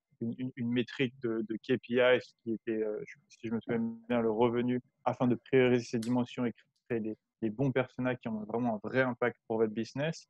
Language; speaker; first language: French; native; French